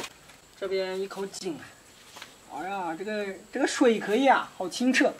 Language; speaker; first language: Chinese; native; Chinese